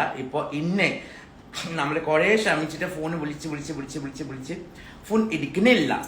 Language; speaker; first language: Malayalam; non-native, learner; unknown